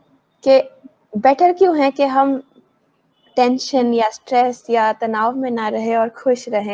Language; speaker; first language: Hindi; native; Hindi